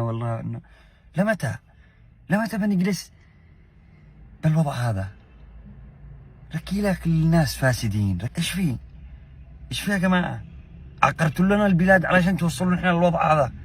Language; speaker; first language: Arabic; native; Arabic